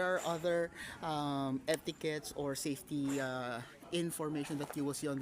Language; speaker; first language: English; non-native, local second language; Filipino